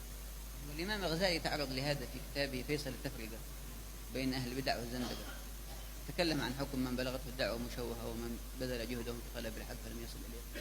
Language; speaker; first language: Arabic; native; Arabic